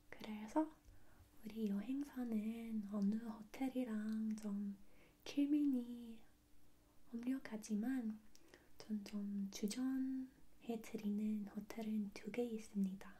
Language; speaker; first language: Korean; non-native, fluent; English